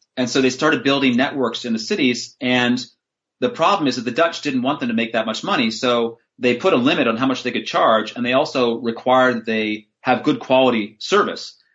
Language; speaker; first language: English; native; English